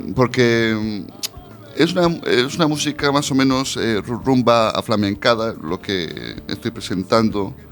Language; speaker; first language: Spanish; native; Spanish